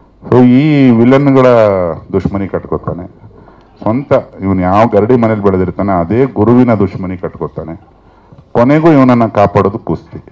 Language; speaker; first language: Kannada; native; Kannada